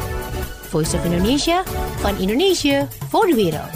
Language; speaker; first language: Dutch; non-native, fluent; Indonesian